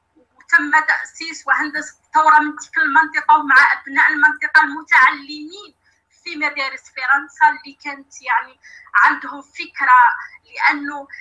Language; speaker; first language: Arabic; native; Arabic